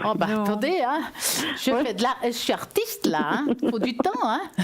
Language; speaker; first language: French; native; French